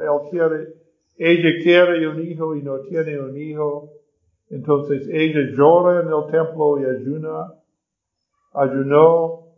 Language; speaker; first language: Spanish; non-native, learner; English